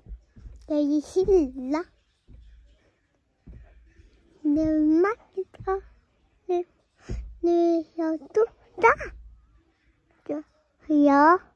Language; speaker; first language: Swedish; early bilingual, other home language; Mongolian